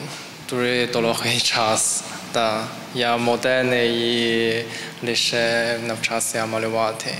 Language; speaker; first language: Ukrainian; non-native, learner; Chinese